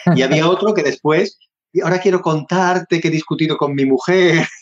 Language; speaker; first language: Spanish; native; Spanish